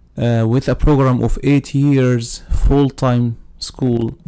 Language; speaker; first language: English; non-native, fluent; Arabic